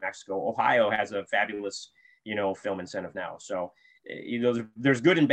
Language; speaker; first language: English; native; English